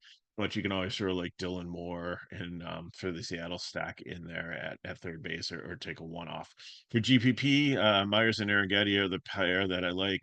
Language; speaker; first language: English; native; English